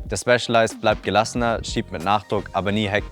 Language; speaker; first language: German; native; German